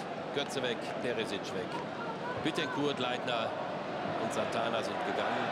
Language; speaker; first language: German; native; German